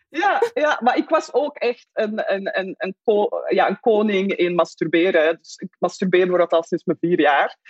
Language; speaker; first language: Dutch; native; Dutch